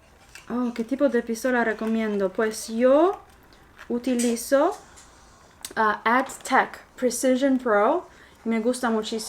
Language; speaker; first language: Spanish; non-native, fluent; English